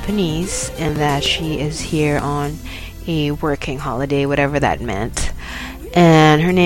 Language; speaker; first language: English; non-native, local second language; Filipino